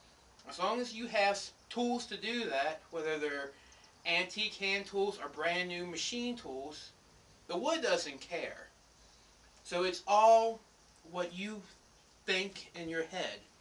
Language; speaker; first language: English; native; English